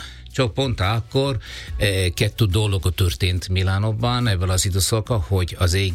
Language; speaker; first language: Hungarian; non-native, learner; Italian